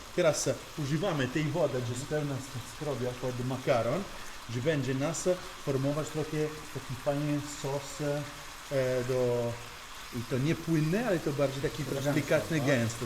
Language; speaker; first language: Polish; non-native, learner; Italian